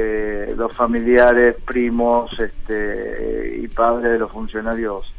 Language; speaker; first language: Spanish; native; Spanish